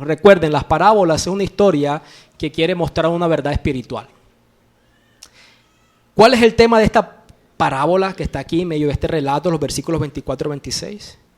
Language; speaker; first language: Spanish; native; Spanish